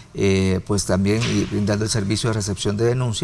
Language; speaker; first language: Spanish; native; Spanish